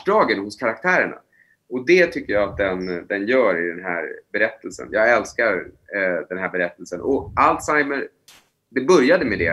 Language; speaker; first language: Swedish; native; Swedish